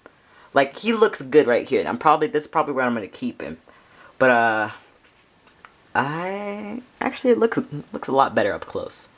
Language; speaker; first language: English; native; English